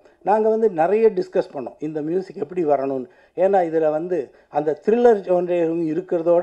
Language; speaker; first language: Tamil; native; Tamil